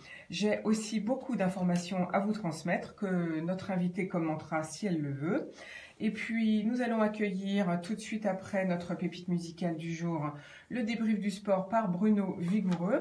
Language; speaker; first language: French; native; French